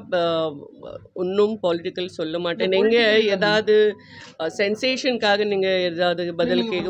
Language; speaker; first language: Tamil; non-native, learner; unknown